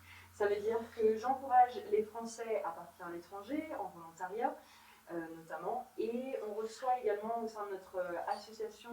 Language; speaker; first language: French; native; French